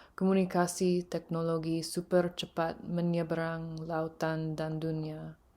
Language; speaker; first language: Indonesian; early bilingual, heritage; English